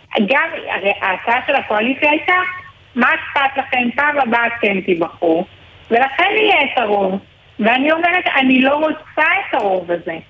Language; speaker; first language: Hebrew; native; Hebrew